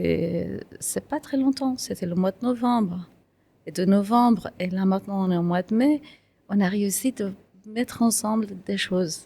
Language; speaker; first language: French; non-native, fluent; Kurdish